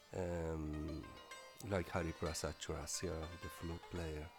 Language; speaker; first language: English; non-native, fluent; Persian